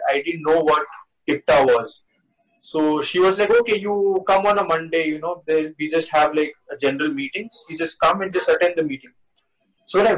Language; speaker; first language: English; non-native, local second language; Hindi